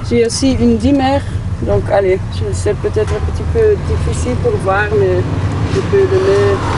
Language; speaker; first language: French; non-native, learner; Dutch